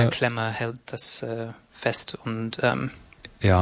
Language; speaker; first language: German; non-native, learner; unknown